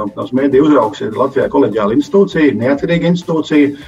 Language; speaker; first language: Latvian; non-native, fluent; Hungarian